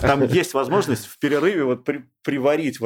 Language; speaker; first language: Russian; native; Russian